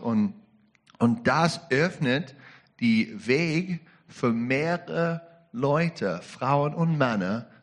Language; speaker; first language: German; non-native, learner; English